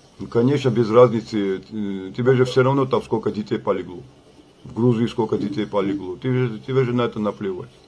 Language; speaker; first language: Russian; non-native, local second language; Georgian